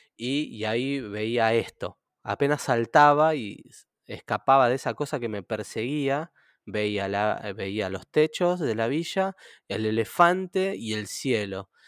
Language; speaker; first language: Spanish; native; Spanish